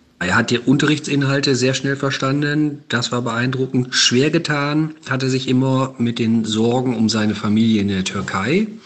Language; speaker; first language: German; native; German